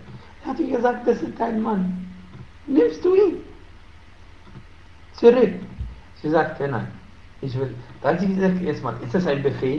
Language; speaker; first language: German; non-native, fluent; Arabic